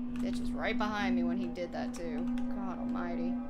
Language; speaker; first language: English; native; English